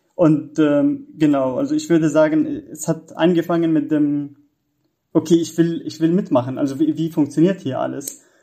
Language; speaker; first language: German; non-native, fluent; Arabic